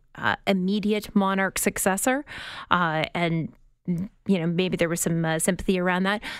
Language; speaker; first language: English; native; English